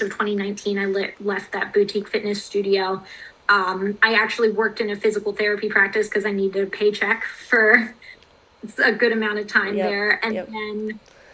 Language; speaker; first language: English; native; English